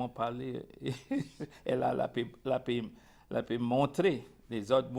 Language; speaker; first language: French; non-native, local second language; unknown